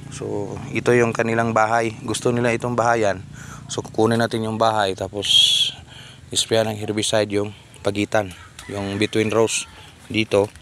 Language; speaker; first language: Filipino; non-native, local second language; Cebuano